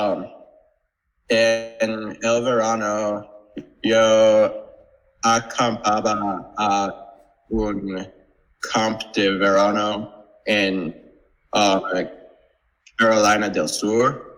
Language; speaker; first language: Spanish; non-native, learner; English